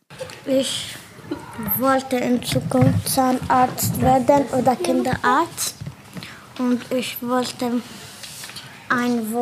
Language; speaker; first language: German; non-native, learner; Arabic